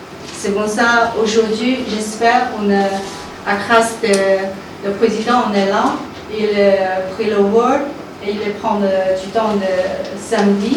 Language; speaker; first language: French; non-native, learner; Chinese